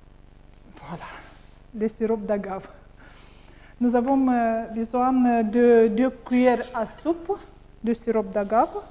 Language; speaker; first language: French; non-native, learner; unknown